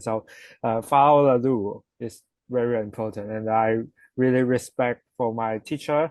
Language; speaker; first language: English; non-native, learner; Chinese